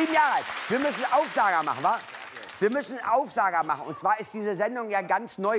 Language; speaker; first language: German; native; German